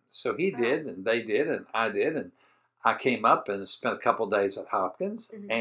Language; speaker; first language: English; native; English